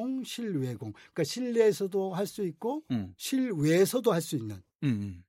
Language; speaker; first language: Korean; native; Korean